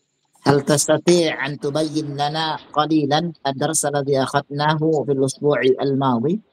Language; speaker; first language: Arabic; non-native, fluent; Indonesian